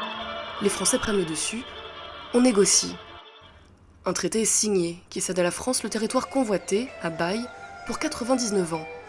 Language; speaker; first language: French; native; French